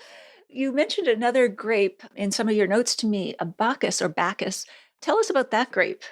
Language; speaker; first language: English; native; English